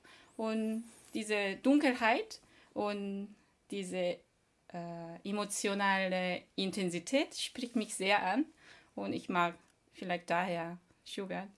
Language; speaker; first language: German; non-native, fluent; Korean